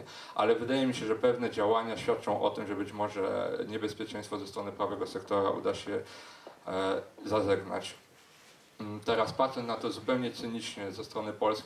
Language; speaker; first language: Polish; native; Polish